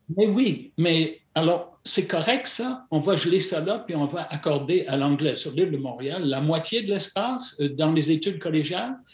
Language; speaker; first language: French; non-native, fluent; English